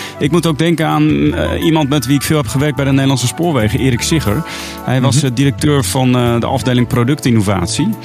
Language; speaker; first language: Dutch; native; Dutch